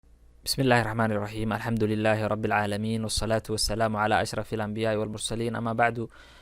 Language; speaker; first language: Arabic; non-native, local second language; Somali